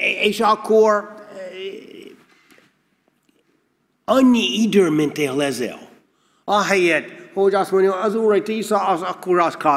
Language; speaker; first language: Hungarian; non-native, learner; English